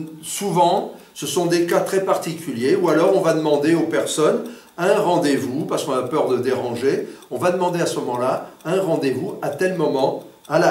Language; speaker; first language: French; native; French